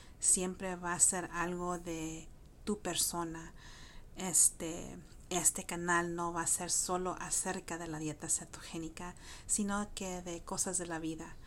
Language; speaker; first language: Spanish; early bilingual, heritage; Spanish